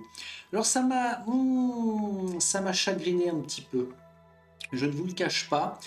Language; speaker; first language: French; native; French